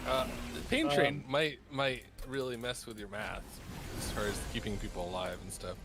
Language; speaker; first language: English; native; English